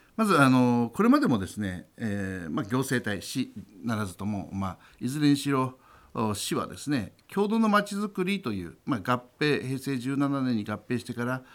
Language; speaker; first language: Japanese; native; Japanese